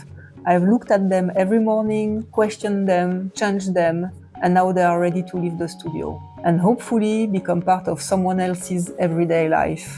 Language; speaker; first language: English; non-native, fluent; French